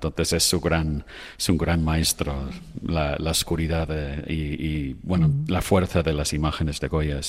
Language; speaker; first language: Spanish; non-native, fluent; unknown